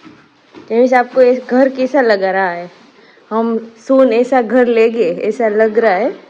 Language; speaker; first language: Hindi; non-native, local second language; Gujarati